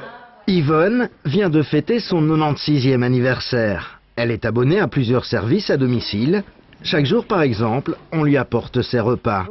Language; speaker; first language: French; native; French